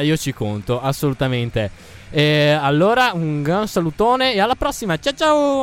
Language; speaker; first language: Italian; native; Italian